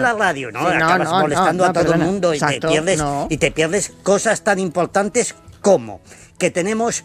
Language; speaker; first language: Spanish; native; Spanish